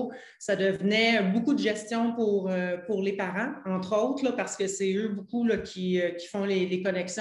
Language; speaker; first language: French; native; French